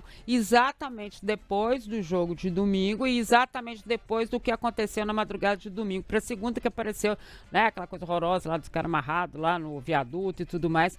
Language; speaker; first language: Portuguese; native; Portuguese